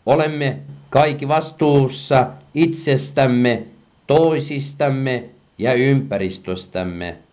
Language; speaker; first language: Finnish; non-native, fluent; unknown